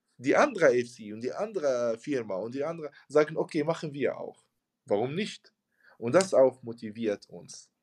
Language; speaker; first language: German; non-native, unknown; Arabic